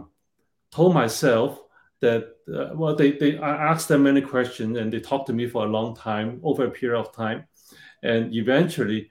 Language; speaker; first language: English; non-native, local second language; Cantonese